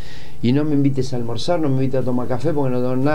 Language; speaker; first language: Spanish; native; Spanish